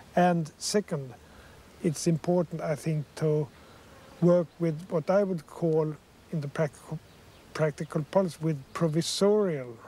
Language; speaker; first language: English; non-native, fluent; Swedish